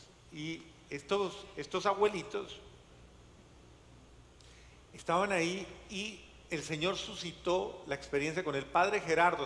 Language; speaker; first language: Spanish; native; Spanish